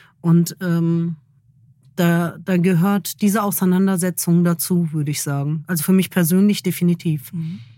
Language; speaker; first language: German; early bilingual, other home language; Kurdish